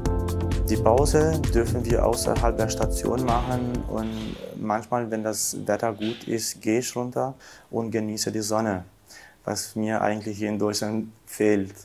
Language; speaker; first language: German; non-native, fluent; Albanian